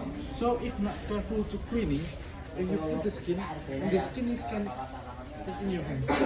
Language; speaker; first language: English; non-native, learner; Indonesian